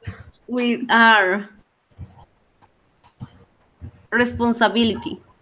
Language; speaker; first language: English; non-native, learner; Spanish